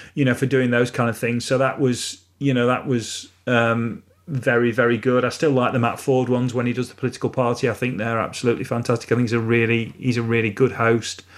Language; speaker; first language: English; native; English